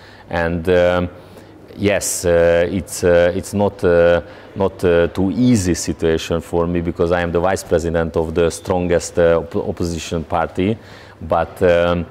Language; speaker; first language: English; non-native, learner; Hungarian